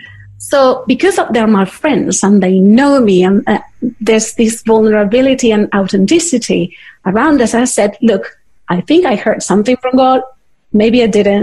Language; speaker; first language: English; non-native, fluent; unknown